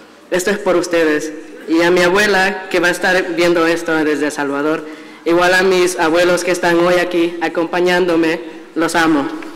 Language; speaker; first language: Spanish; early bilingual, heritage; Spanish